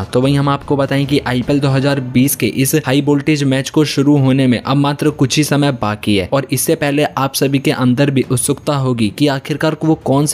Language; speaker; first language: Hindi; native; Hindi